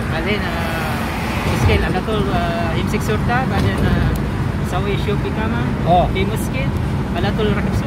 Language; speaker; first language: Arabic; non-native, learner; Filipino